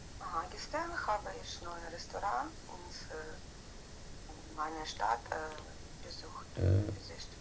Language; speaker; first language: German; non-native, learner; Ukrainian